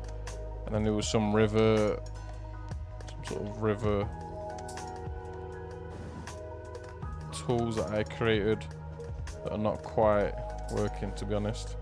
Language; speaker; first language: English; native; English